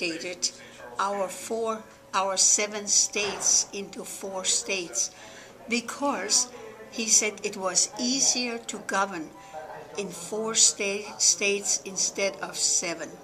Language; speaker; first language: English; non-native, fluent; German